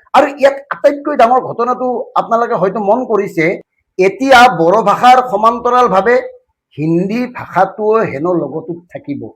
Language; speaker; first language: Assamese; native; Assamese